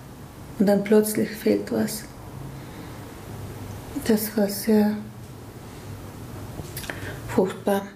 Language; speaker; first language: German; non-native, learner; Chechen